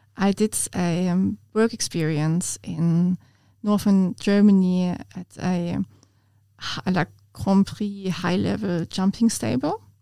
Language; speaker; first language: English; non-native, fluent; German